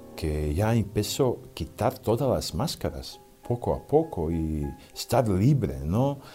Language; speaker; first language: Spanish; non-native, fluent; Serbian